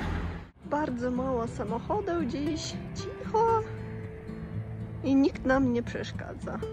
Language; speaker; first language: Polish; non-native, learner; Russian